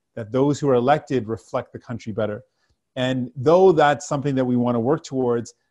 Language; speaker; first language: English; native; English